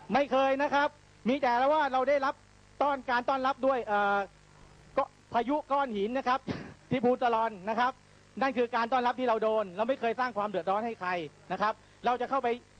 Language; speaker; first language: Thai; native; Thai